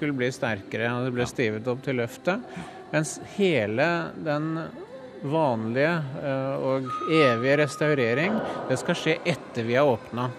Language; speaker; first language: Norwegian; native; Norwegian